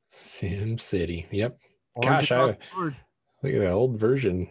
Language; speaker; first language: English; native; English